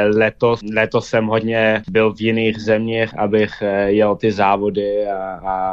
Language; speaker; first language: Czech; early bilingual, heritage; Dutch